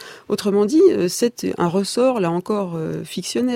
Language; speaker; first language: French; native; French